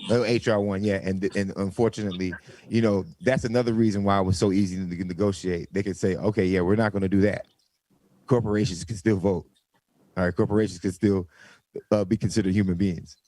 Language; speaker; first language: English; native; English